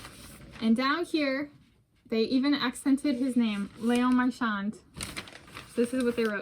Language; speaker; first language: English; native; English